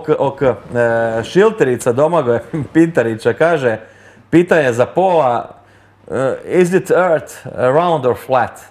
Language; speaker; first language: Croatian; native; Croatian